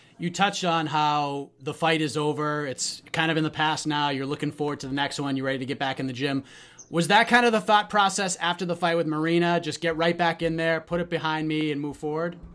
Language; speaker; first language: English; native; English